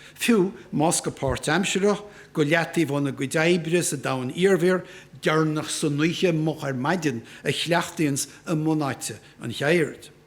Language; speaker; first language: Irish; native; Irish